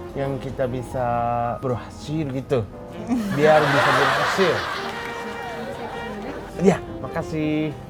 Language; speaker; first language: Indonesian; non-native, learner; Japanese